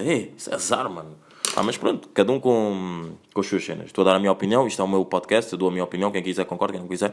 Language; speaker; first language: Portuguese; native; Portuguese